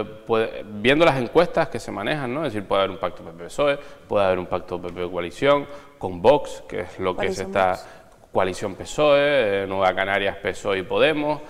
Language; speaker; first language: Spanish; native; Spanish